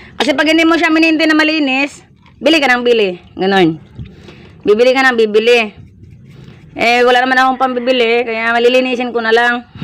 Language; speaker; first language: Filipino; non-native, local second language; Hiligaynon